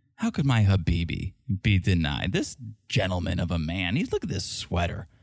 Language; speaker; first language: English; early bilingual, other home language; Russian